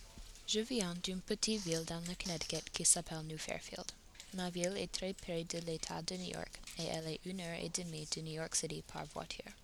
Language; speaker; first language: French; non-native, learner; English